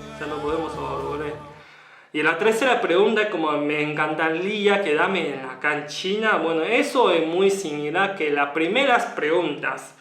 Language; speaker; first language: Spanish; non-native, learner; Chinese